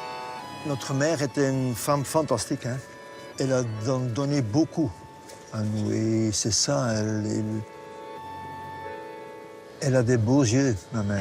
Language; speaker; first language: French; non-native, local second language; Dutch